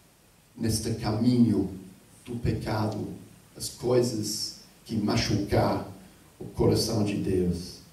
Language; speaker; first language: Portuguese; non-native, fluent; English